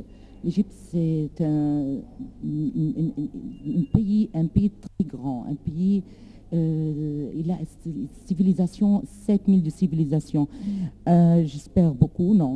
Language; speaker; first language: French; non-native, learner; Arabic